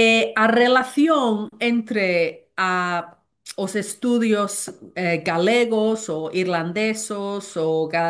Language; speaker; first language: Portuguese; non-native, learner; Welsh